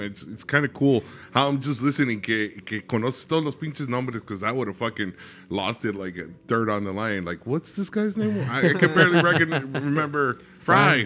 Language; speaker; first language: English; early bilingual, other home language; Spanish